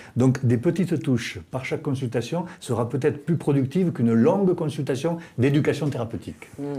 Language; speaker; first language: French; native; French